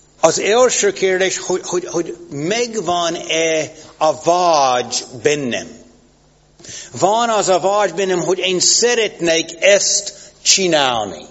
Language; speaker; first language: Hungarian; non-native, fluent; English